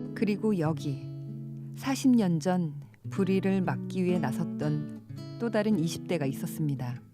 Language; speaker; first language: Korean; native; Korean